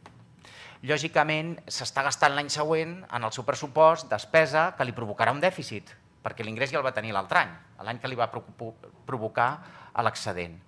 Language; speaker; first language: Catalan; native; Catalan